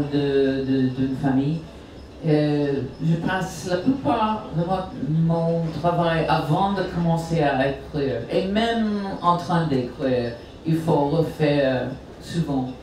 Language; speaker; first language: French; non-native, fluent; English